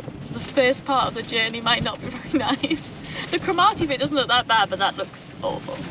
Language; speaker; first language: English; native; English